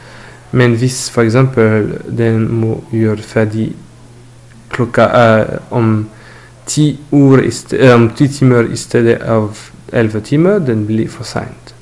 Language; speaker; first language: Norwegian; non-native, learner; French